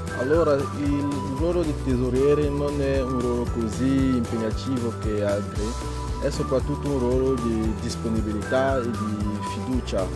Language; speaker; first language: Italian; non-native, fluent; French